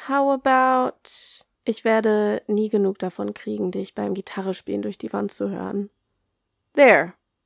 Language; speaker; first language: German; early bilingual, other home language; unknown